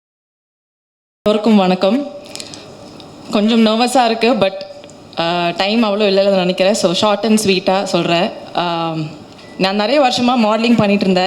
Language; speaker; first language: Tamil; non-native, learner; Malayalam